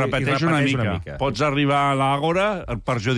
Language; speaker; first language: Catalan; native; Catalan